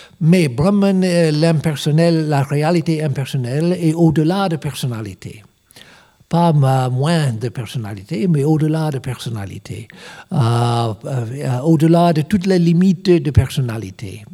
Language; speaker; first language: French; non-native, learner; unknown